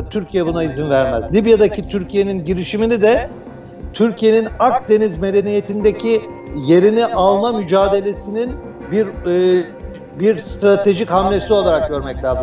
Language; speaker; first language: Turkish; native; Turkish